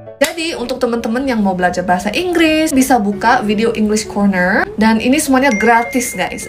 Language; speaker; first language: Indonesian; early bilingual, other home language; Korean